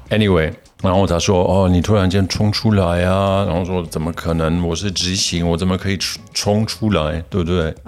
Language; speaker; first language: Chinese; non-native, fluent; German